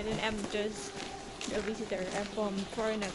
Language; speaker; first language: English; non-native, learner; Lao